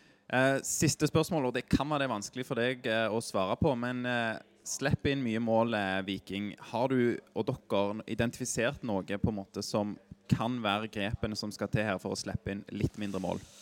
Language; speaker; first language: Norwegian; native; Norwegian